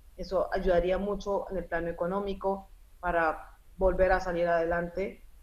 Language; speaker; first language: Spanish; early bilingual, other home language; Arabic